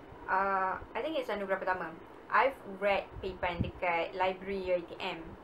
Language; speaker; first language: English; non-native, local second language; Malay